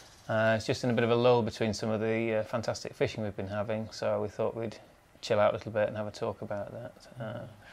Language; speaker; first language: English; native; English